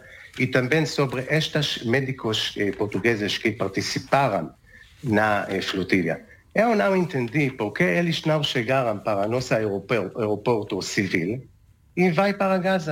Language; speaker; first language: Portuguese; non-native, learner; Hebrew